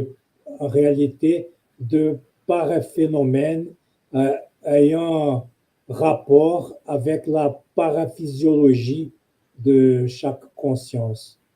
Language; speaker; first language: French; non-native, fluent; Portuguese